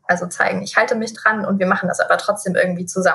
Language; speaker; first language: German; native; German